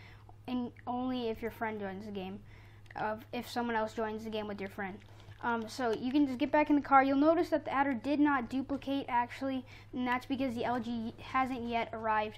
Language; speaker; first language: English; native; English